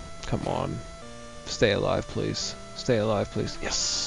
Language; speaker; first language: English; native; English